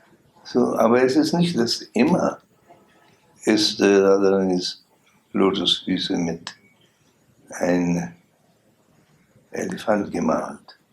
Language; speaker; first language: German; non-native, learner; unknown